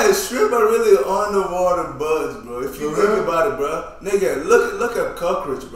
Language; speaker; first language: English; native; English